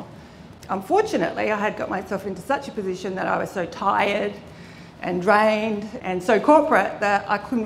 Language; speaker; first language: English; native; English